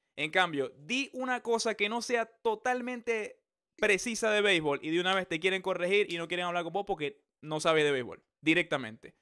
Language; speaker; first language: Spanish; native; Spanish